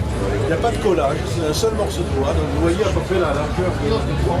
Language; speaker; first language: French; native; French